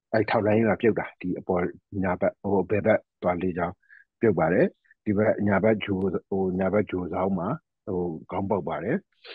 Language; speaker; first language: Burmese; native; Burmese